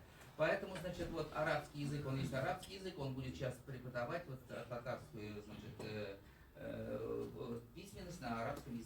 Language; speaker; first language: Russian; native; Russian